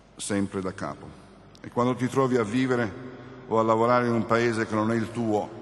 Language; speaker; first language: Italian; native; Italian